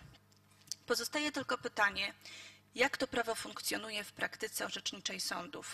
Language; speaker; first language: Polish; native; Polish